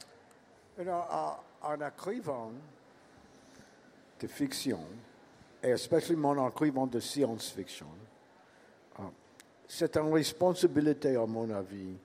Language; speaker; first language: French; non-native, learner; English